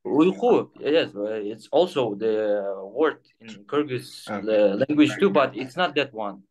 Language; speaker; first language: English; non-native, fluent; Kyrgyz